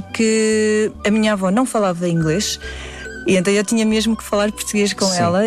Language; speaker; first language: Portuguese; early bilingual, other home language; Indonesian